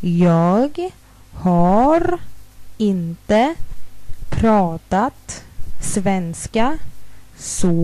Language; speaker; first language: Swedish; non-native, fluent; Thai